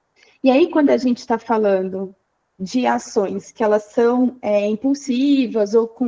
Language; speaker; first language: Portuguese; native; Portuguese